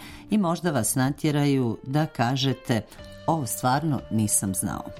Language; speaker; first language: Croatian; native; Croatian